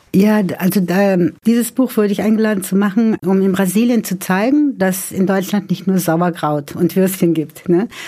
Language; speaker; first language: German; native; German